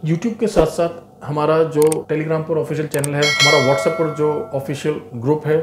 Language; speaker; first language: Hindi; native; Hindi